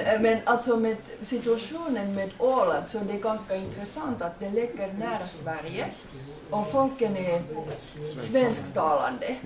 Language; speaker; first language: Swedish; non-native, local second language; Finnish